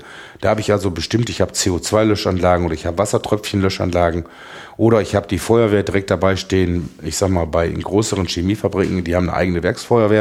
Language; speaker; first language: German; native; German